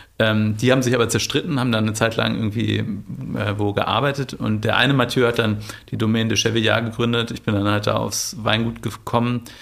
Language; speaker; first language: German; native; German